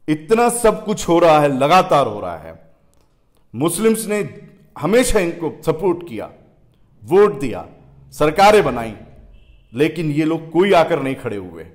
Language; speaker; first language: Hindi; native; Hindi